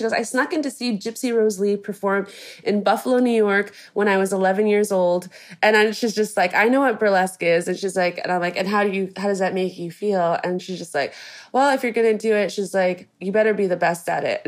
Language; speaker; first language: English; native; English